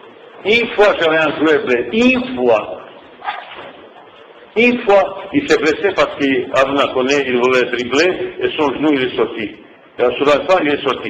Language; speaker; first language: French; non-native, fluent; Bosnian